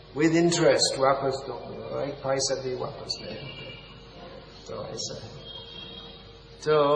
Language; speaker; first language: Hindi; non-native, fluent; English